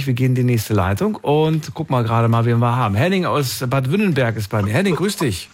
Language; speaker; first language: German; native; German